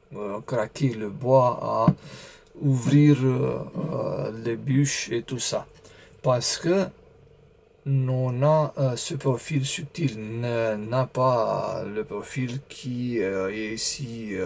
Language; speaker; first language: French; non-native, learner; Romanian